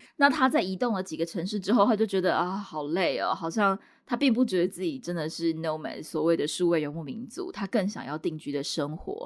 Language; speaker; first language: Chinese; native; Chinese